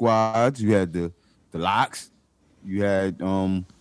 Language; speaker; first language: English; native; English